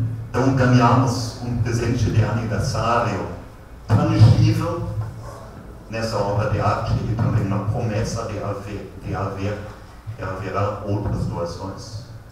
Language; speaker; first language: Portuguese; native; Portuguese